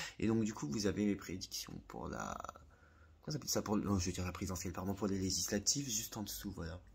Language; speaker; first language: French; native; French